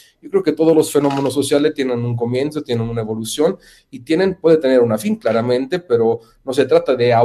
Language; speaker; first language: Spanish; non-native, fluent; Italian